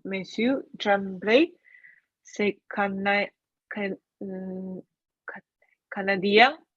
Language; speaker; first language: French; non-native, learner; Chinese